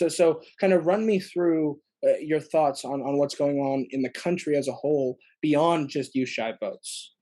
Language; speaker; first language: English; native; English